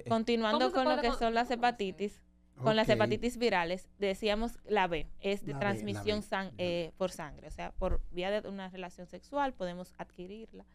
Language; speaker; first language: Spanish; native; Spanish